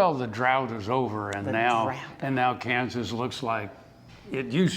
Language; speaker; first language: English; native; English